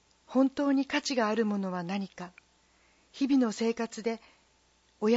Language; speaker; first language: Japanese; non-native, fluent; Korean